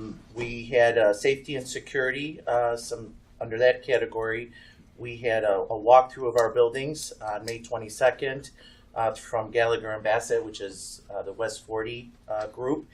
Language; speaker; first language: English; native; English